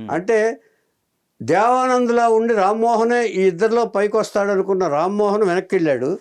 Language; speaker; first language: Telugu; native; Telugu